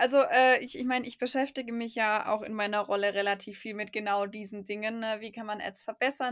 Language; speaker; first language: German; native; German